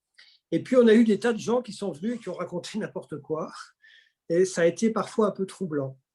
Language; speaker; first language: French; native; French